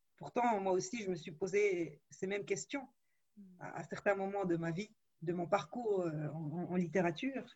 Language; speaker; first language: French; non-native, local second language; Arabic